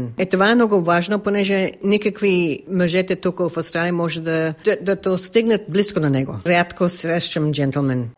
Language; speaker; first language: Bulgarian; early bilingual, heritage; English